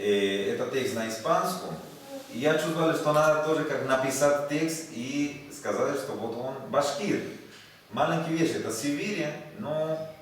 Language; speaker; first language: Russian; non-native, learner; Spanish